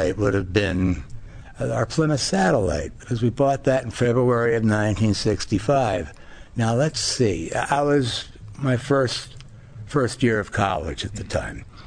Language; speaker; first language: English; native; English